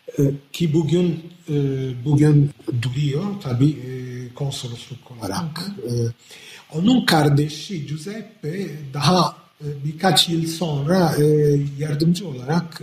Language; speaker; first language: Turkish; non-native, fluent; Italian